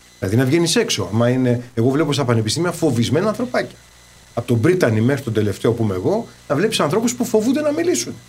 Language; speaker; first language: Greek; early bilingual, heritage; Greek